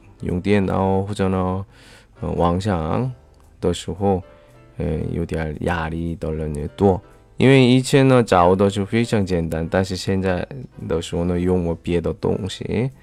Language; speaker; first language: Chinese; non-native, fluent; Korean